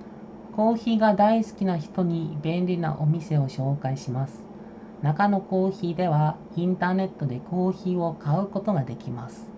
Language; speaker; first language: Japanese; non-native, fluent; Indonesian